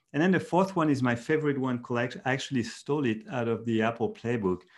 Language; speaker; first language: English; non-native, fluent; French